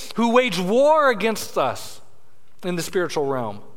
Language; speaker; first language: English; native; English